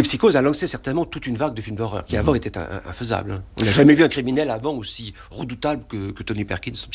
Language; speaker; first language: French; native; French